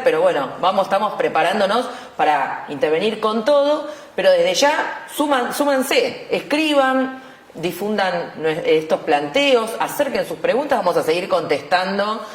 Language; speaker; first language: Spanish; native; Spanish